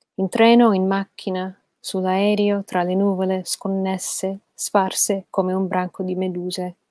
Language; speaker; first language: Italian; non-native, fluent; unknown